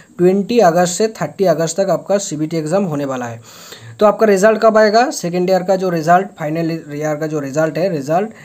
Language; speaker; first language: Hindi; non-native, local second language; Bangla